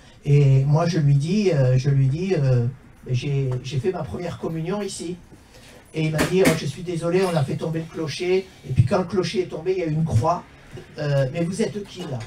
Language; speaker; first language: French; native; French